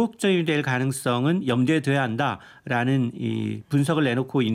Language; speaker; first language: Korean; native; Korean